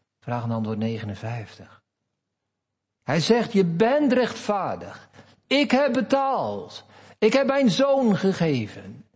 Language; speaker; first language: Dutch; native; Dutch